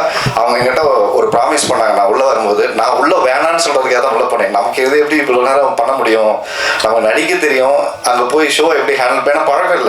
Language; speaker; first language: Tamil; native; Tamil